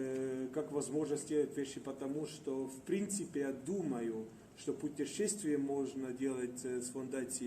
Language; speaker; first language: Russian; non-native, fluent; Estonian